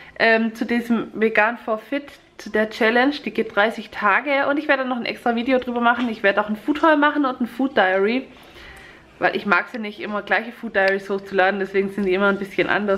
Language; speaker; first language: German; native; German